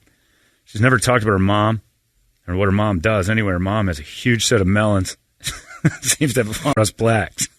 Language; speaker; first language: English; native; English